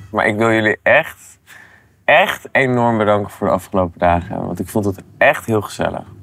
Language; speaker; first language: Dutch; native; Dutch